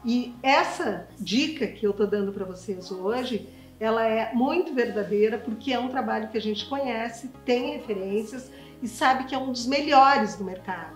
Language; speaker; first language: Portuguese; native; Portuguese